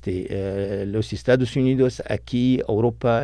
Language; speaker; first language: Spanish; non-native, fluent; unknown